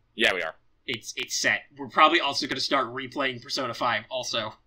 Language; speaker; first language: English; native; English